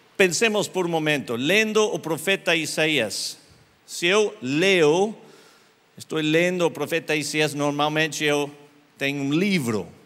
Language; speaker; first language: Portuguese; non-native, learner; English